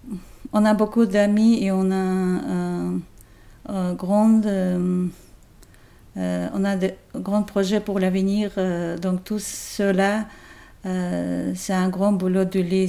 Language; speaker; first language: French; non-native, learner; Chechen